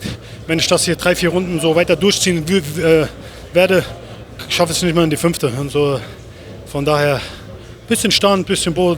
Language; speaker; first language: German; native; German